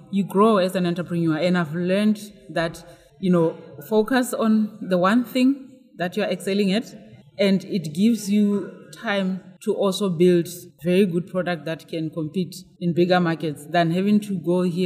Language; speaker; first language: English; non-native, local second language; Tswana